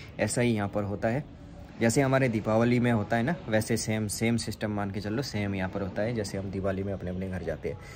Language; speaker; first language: Hindi; native; Hindi